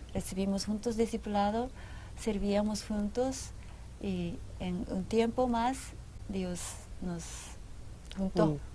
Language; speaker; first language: Spanish; non-native, fluent; Japanese